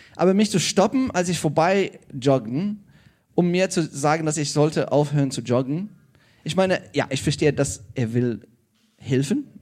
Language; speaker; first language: German; non-native, fluent; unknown